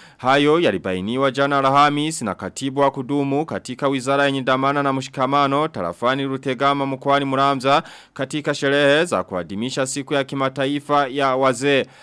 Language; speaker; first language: Swahili; non-native, local second language; Rundi